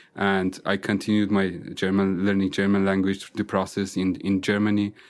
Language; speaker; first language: English; non-native, fluent; Azerbaijani